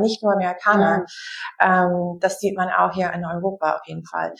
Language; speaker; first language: German; non-native, fluent; English